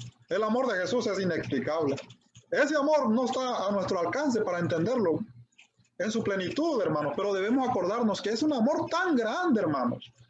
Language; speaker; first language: Spanish; native; Spanish